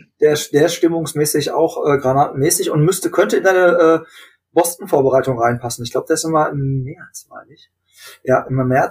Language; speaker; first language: German; native; German